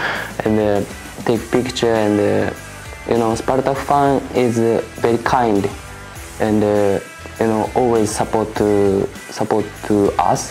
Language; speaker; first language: English; non-native, learner; Japanese